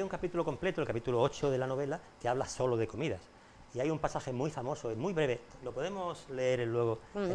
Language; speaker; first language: Spanish; native; Spanish